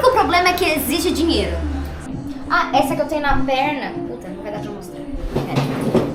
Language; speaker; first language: Portuguese; native; Portuguese